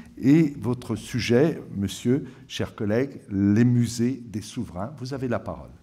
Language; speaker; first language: French; native; French